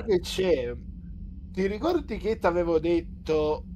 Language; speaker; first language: Italian; native; Italian